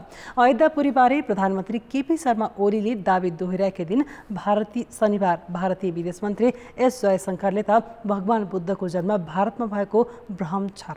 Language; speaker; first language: Nepali; native; Nepali